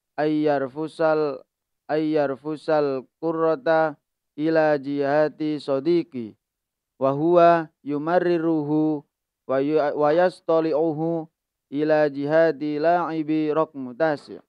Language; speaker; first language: Arabic; non-native, learner; Indonesian